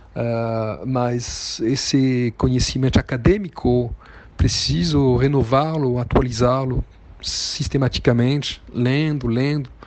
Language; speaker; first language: Portuguese; non-native, fluent; French